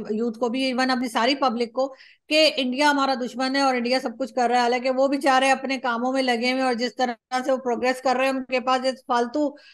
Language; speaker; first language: Urdu; native; Urdu